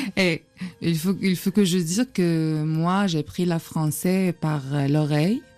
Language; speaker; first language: French; non-native, fluent; Arabic